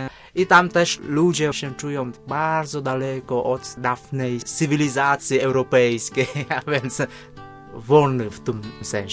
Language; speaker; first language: Polish; non-native, fluent; Vietnamese